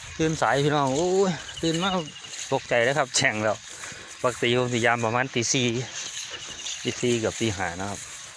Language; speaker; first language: Thai; native; Thai